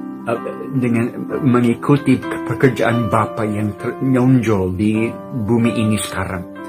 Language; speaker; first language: Indonesian; non-native, fluent; English